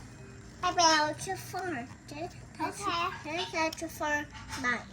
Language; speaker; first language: Chinese; early bilingual, heritage; Chinese